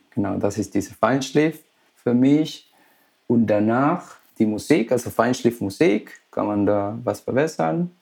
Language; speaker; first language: German; non-native, fluent; Spanish